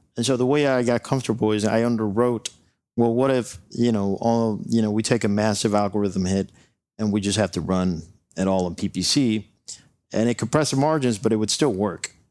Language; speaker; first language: English; non-native, local second language; Spanish